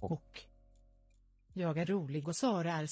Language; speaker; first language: Swedish; non-native, learner; English